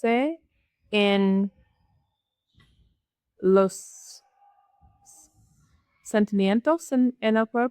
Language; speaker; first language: Spanish; non-native, learner; English